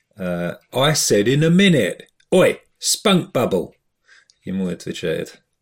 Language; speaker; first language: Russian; non-native, fluent; English